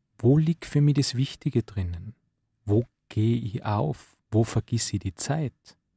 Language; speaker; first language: German; native; German